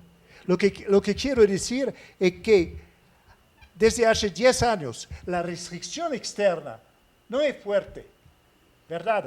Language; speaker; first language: Spanish; non-native, fluent; French